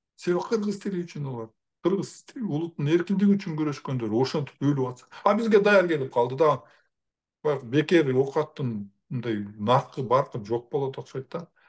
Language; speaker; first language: Kyrgyz; native; Kyrgyz